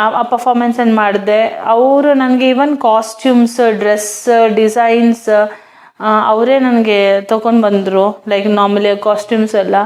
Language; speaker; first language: Kannada; non-native, fluent; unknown